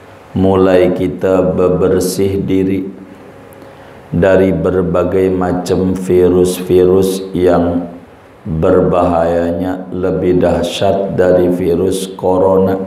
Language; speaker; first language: Indonesian; native; Indonesian